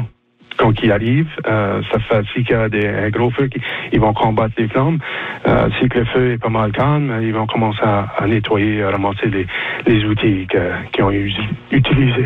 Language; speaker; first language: French; native; French